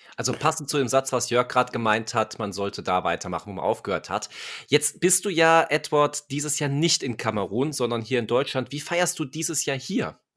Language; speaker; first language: German; native; German